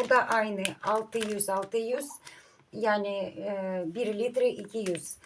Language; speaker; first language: Turkish; non-native, learner; Russian